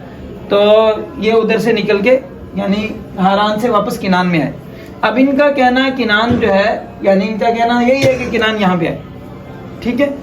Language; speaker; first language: Urdu; native; Urdu